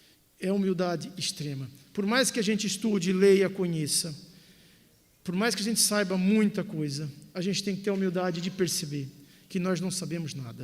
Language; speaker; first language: Portuguese; native; Portuguese